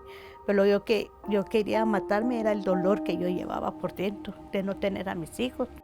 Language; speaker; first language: Spanish; native; Spanish